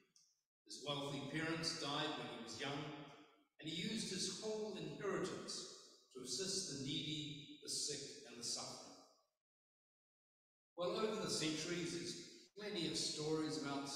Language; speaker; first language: English; native; English